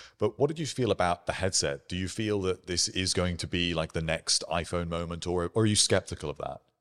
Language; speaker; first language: English; native; English